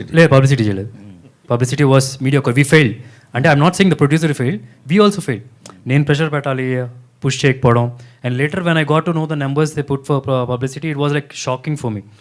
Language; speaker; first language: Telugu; native; Telugu